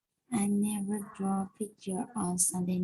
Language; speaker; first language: English; non-native, learner; Vietnamese